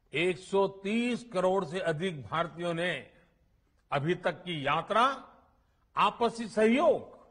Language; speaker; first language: Hindi; non-native, local second language; Gujarati